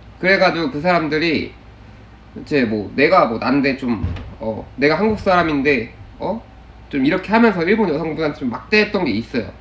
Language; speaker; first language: Korean; native; Korean